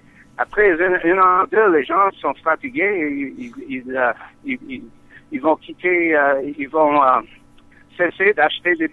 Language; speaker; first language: French; non-native, learner; English